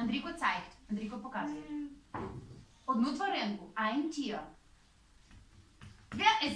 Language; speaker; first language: German; non-native, fluent; Ukrainian